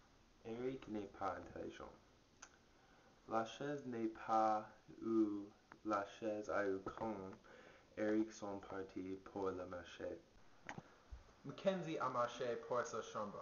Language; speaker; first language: French; non-native, learner; English